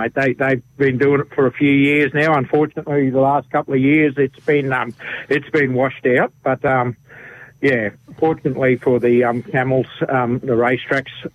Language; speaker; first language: English; native; English